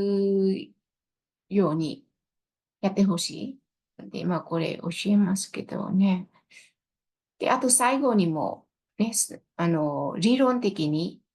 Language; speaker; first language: Japanese; non-native, fluent; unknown